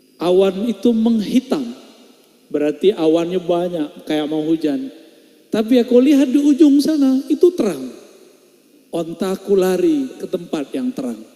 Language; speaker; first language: Indonesian; non-native, local second language; Minangkabau